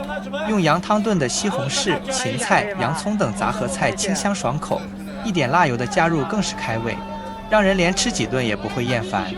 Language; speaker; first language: Chinese; native; Chinese